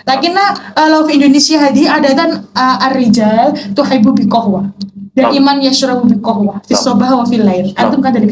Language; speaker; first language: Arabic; non-native, learner; Indonesian